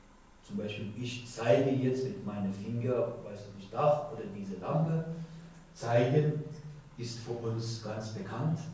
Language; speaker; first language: German; non-native, learner; Persian